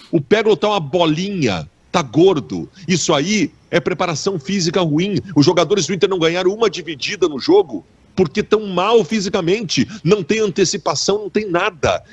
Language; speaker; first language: Portuguese; native; Portuguese